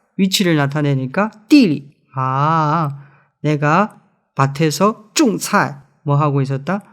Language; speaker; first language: Korean; non-native, fluent; Chinese